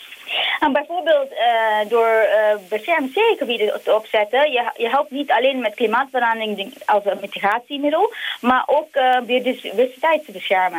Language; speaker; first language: Dutch; non-native, fluent; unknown